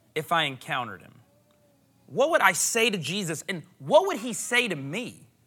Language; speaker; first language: English; native; English